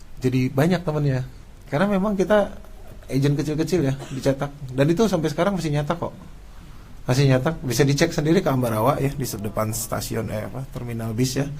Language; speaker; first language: Indonesian; native; Indonesian